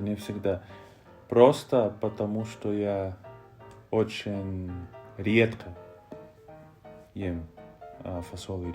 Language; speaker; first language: Russian; non-native, learner; Spanish